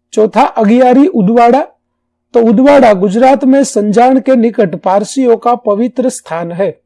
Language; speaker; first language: Hindi; non-native, local second language; Gujarati